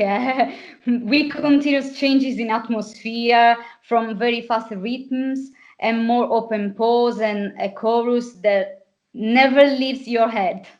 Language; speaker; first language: English; non-native, fluent; Italian